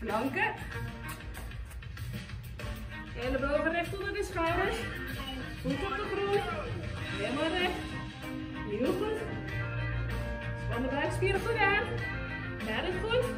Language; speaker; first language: Dutch; native; Dutch